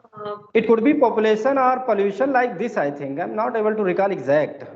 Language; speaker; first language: English; non-native, fluent; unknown